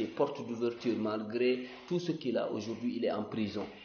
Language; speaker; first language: French; non-native, local second language; Fula